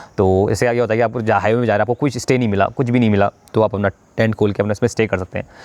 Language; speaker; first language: Hindi; native; Hindi